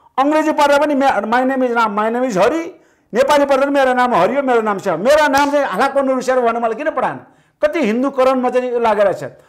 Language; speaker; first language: Nepali; non-native, local second language; Sherpa